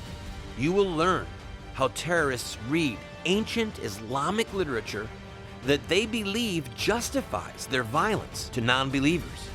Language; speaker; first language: English; native; English